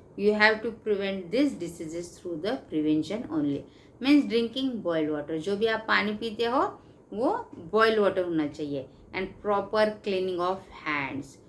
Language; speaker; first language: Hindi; non-native, local second language; Marathi